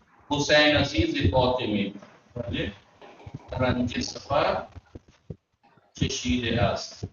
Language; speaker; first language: Persian; non-native, fluent; Urdu